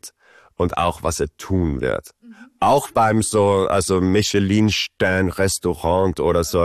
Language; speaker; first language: German; early bilingual, heritage; Swedish